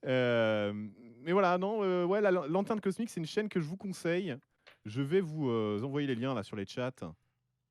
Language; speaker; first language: French; native; French